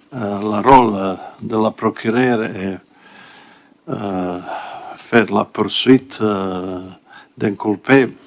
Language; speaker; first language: French; non-native, learner; Bosnian